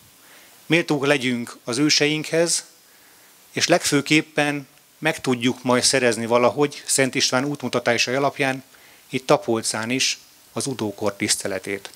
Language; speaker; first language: Hungarian; native; Hungarian